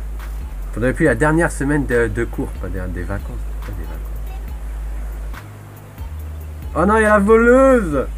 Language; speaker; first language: French; native; French